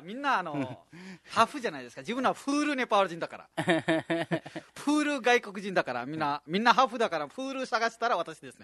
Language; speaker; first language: Japanese; non-native, fluent; Nepali